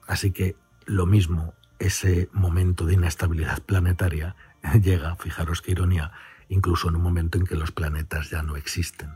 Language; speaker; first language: Spanish; native; Spanish